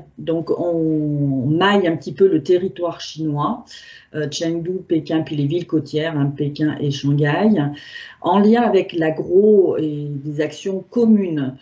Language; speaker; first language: French; native; French